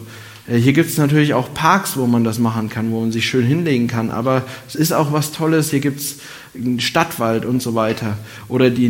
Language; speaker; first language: German; native; German